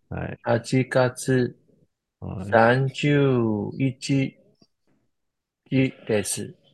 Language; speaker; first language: Japanese; non-native, learner; Chinese